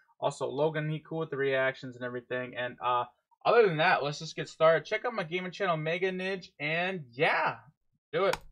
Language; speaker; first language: English; native; English